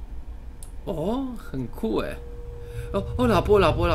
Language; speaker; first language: Chinese; non-native, fluent; English